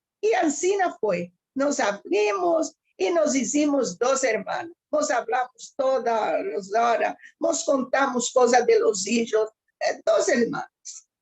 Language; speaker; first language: Spanish; early bilingual, heritage; Ladino